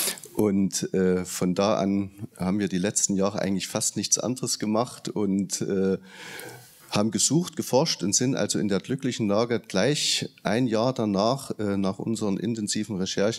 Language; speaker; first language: German; native; German